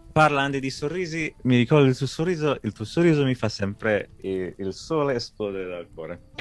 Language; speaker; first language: Italian; non-native, learner; English